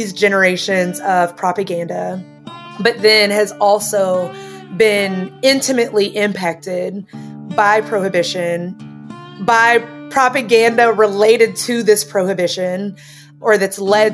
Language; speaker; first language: English; native; English